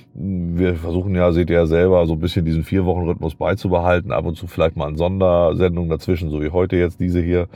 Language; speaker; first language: German; native; German